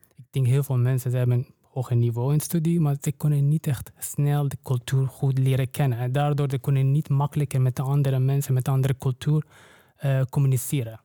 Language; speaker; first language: Dutch; non-native, learner; Persian